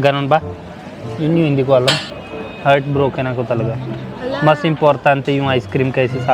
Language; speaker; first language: Filipino; non-native, learner; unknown